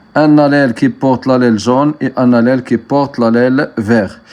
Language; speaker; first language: French; non-native, local second language; Arabic